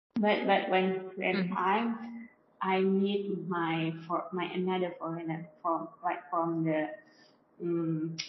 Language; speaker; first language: English; non-native, learner; Indonesian